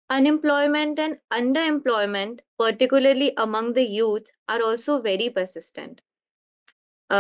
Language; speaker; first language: English; non-native, local second language; Hindi